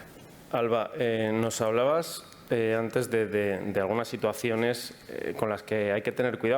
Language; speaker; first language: Spanish; native; Spanish